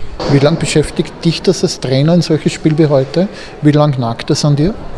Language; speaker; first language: German; native; German